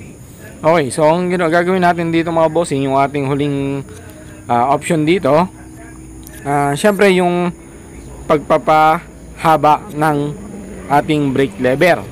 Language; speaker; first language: Filipino; native; Filipino